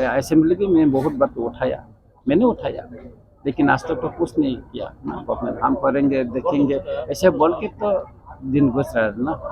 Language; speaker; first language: Hindi; non-native, local second language; Kok Borok